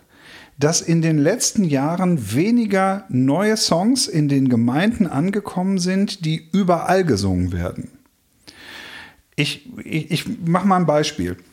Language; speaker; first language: German; native; German